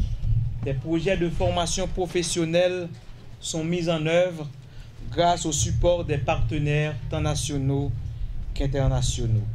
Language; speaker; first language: French; non-native, local second language; Haitian Creole